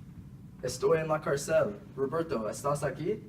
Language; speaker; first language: Spanish; non-native, learner; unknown